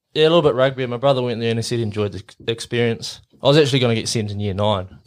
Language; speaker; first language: English; native; English